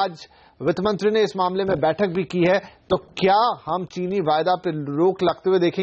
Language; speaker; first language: Hindi; native; Hindi